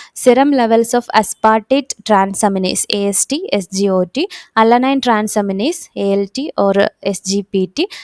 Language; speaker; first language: English; non-native, local second language; Malayalam